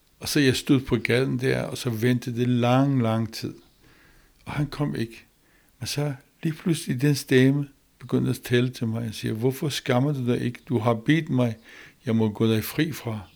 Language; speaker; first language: Danish; non-native, learner; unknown